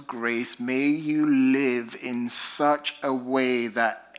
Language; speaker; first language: English; native; English